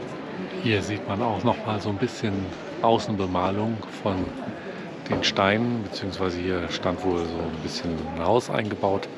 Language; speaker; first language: German; native; German